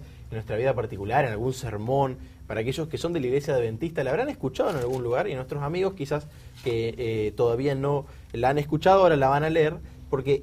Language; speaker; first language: Spanish; native; Spanish